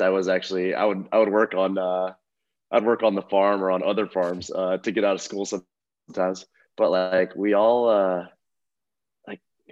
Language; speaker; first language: English; native; English